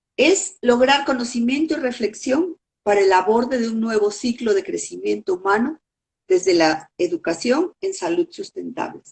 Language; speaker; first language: Spanish; native; Spanish